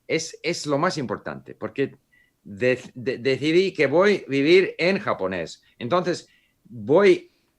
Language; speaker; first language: Spanish; non-native, fluent; English